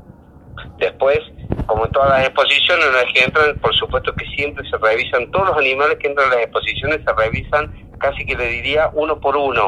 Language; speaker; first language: Spanish; native; Spanish